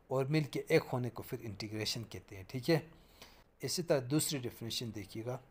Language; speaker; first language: Urdu; native; Urdu